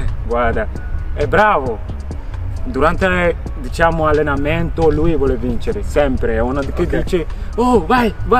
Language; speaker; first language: Italian; non-native, learner; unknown